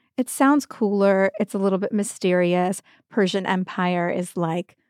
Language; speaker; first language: English; early bilingual, other home language; Persian